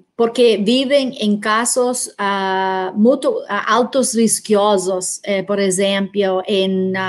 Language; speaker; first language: Portuguese; non-native, learner; English